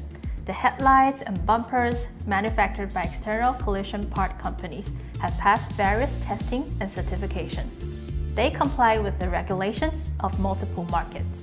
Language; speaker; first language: English; non-native, fluent; Chinese